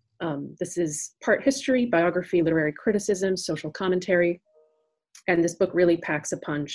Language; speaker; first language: English; early bilingual, other home language; French